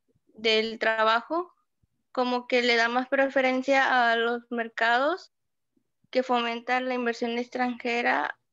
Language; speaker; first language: Spanish; native; Spanish